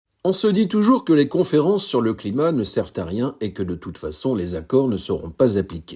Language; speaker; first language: French; native; French